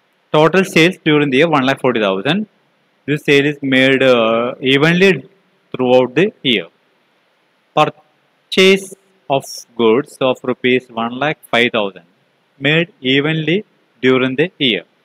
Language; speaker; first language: English; non-native, local second language; Malayalam